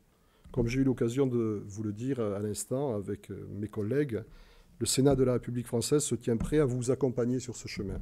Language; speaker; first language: French; native; French